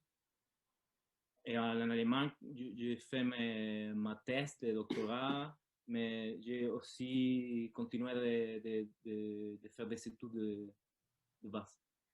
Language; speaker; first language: French; non-native, learner; Spanish